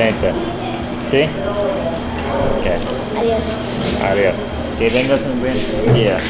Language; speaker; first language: Spanish; non-native, learner; English